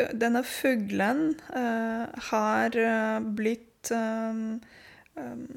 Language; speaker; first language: Norwegian; non-native, fluent; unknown